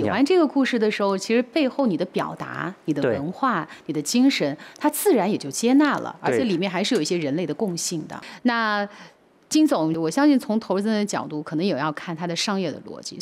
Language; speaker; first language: Chinese; native; Chinese